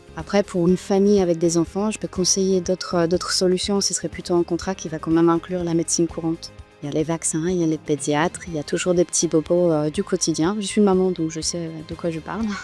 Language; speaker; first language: French; non-native, fluent; Polish